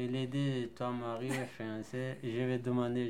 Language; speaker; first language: French; non-native, learner; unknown